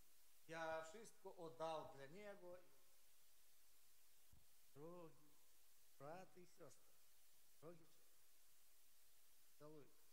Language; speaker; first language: Polish; non-native, learner; Ukrainian